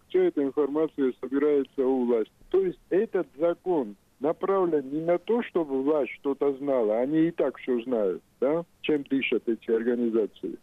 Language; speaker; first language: Russian; non-native, local second language; Georgian